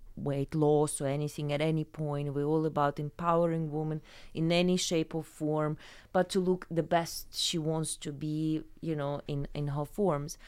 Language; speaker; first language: English; non-native, fluent; Ukrainian